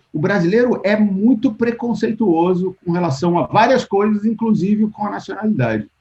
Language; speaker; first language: Portuguese; native; Portuguese